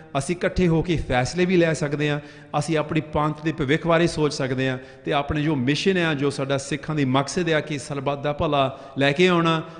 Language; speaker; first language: Punjabi; early bilingual, heritage; Punjabi